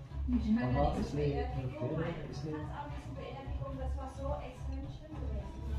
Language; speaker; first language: German; non-native, fluent; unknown